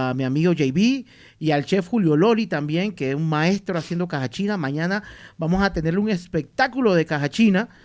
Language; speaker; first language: Spanish; native; Spanish